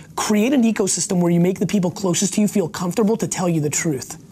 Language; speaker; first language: English; early bilingual, other home language; Russian